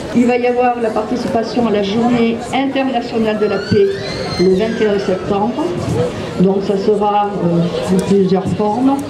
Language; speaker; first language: French; native; French